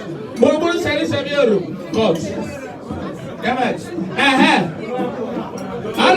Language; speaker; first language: Turkish; non-native, learner; Igbo